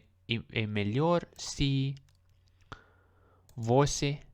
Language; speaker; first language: Portuguese; non-native, learner; English